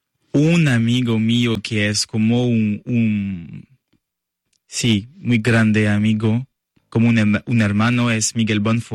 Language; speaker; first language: Spanish; non-native, learner; French